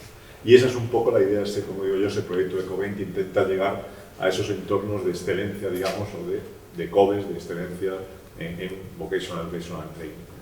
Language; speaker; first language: Spanish; native; Spanish